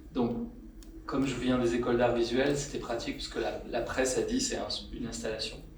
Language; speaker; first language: French; native; French